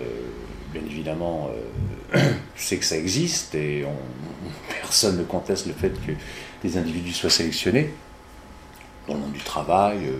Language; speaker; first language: French; native; French